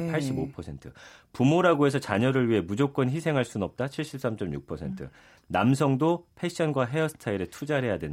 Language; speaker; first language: Korean; native; Korean